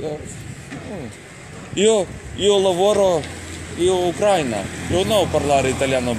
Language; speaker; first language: Italian; non-native, learner; Ukrainian